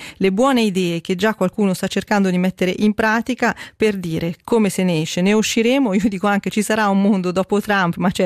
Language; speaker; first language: Italian; native; Italian